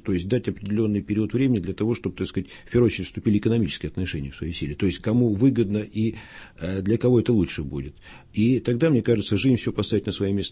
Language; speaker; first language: Russian; native; Russian